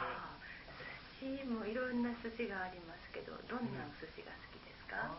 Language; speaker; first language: Japanese; native; Japanese